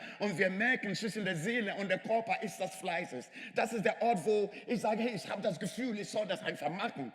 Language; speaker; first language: German; non-native, fluent; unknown